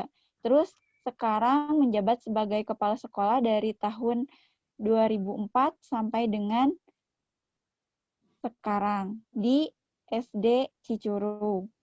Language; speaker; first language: Indonesian; native; Indonesian